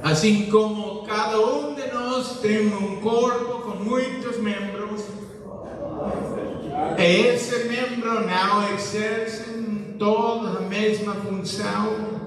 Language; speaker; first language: Portuguese; non-native, learner; English